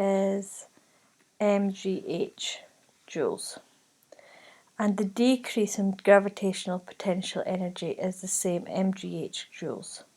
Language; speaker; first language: English; native; English